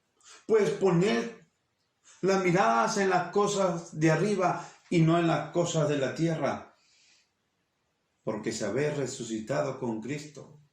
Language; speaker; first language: Spanish; native; Spanish